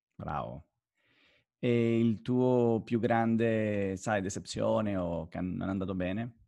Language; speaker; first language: Italian; non-native, fluent; Spanish